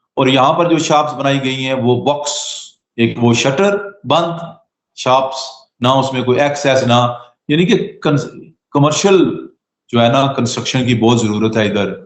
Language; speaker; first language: Urdu; non-native, local second language; Pahari-Potwari